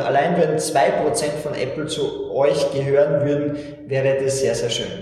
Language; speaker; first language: German; native; German